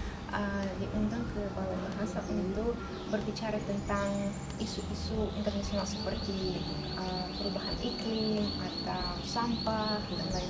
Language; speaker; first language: Indonesian; non-native, fluent; Russian